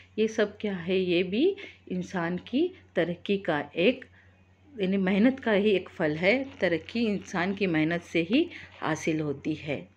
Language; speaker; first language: Urdu; native; Urdu